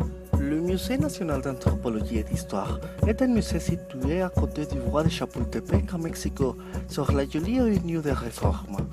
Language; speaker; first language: French; non-native, learner; Spanish